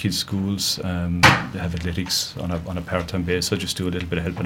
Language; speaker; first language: English; native; English